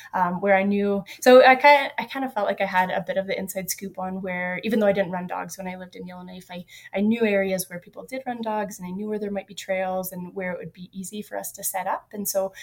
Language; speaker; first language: English; native; English